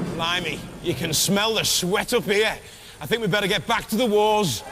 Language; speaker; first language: English; native; English